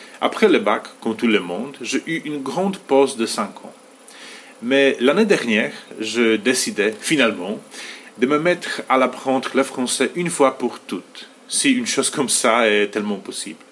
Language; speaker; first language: French; non-native, fluent; Polish